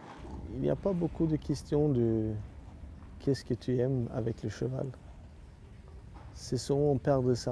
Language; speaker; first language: French; non-native, learner; Swedish